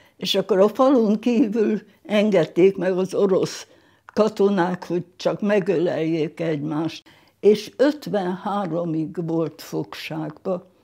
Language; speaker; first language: Hungarian; non-native, local second language; German